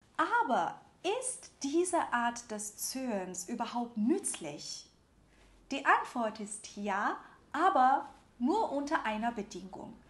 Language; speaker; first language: German; non-native, fluent; Persian